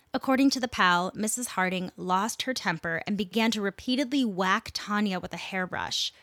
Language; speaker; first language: English; native; English